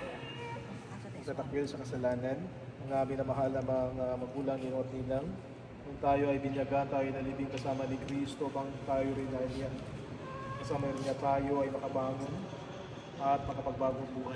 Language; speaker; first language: Filipino; native; Filipino